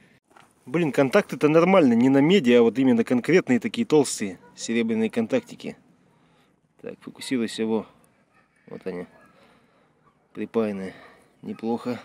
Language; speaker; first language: Russian; native; Russian